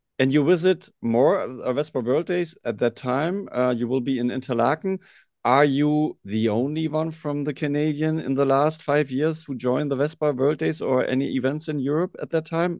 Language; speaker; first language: English; non-native, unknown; German